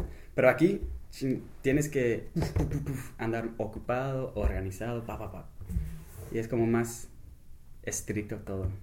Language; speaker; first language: Spanish; non-native, fluent; English